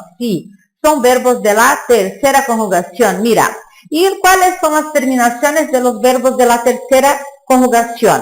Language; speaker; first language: Spanish; non-native, fluent; Portuguese